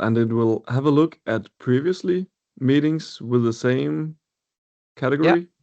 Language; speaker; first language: English; non-native, fluent; Danish